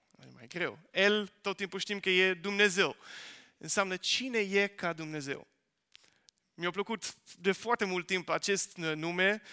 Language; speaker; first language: Romanian; non-native, fluent; Dutch